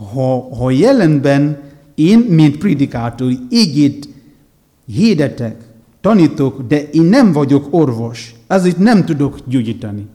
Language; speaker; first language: Hungarian; non-native, learner; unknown